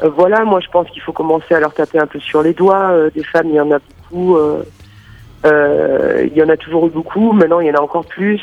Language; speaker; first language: French; native; French